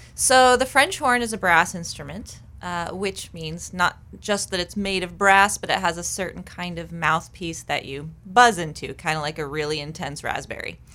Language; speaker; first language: English; native; English